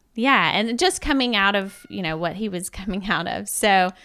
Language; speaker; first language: English; native; English